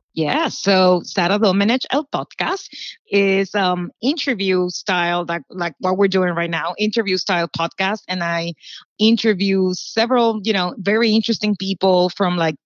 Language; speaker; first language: English; early bilingual, other home language; Spanish